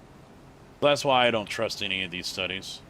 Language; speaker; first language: English; native; English